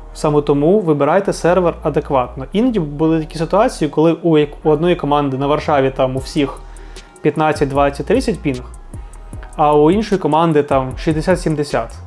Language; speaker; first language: Ukrainian; non-native, local second language; Russian